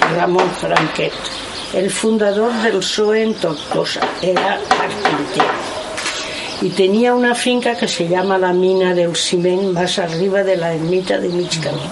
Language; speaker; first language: Spanish; non-native, local second language; Catalan